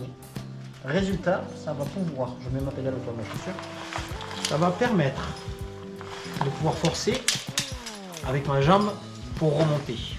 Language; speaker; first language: French; native; French